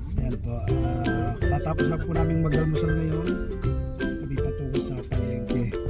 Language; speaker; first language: Filipino; native; Filipino